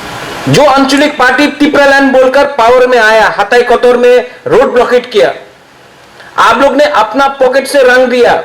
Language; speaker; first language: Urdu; non-native, local second language; Kok Borok